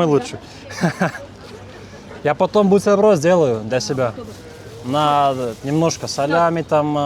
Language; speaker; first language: Russian; non-native, fluent; Lithuanian